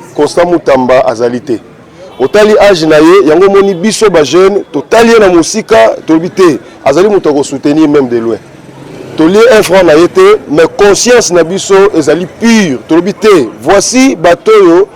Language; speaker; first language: Lingala; non-native, local second language; Luba-Lulua